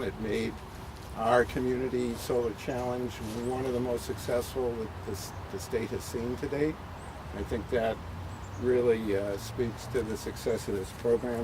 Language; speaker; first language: English; native; English